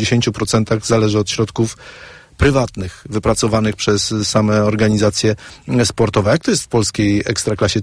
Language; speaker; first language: Polish; native; Polish